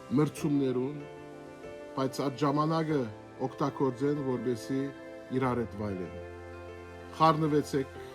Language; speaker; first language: Armenian; early bilingual, heritage; Armenian